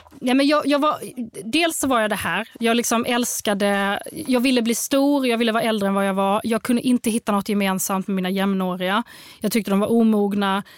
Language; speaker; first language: Swedish; early bilingual, other home language; Arabic